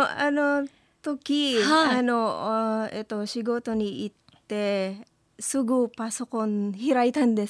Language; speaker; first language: Japanese; non-native, learner; Filipino